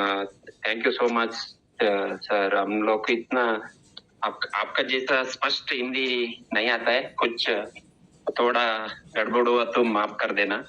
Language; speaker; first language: Hindi; non-native, local second language; Kannada